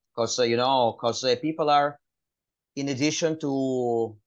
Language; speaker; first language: English; non-native, fluent; Hebrew